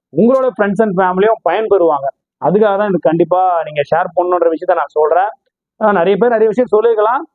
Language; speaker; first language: Tamil; native; Tamil